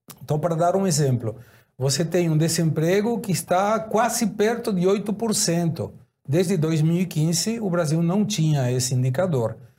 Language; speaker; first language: Portuguese; non-native, fluent; Spanish